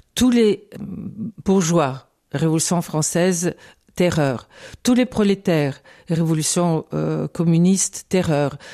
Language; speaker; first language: French; non-native, fluent; Bulgarian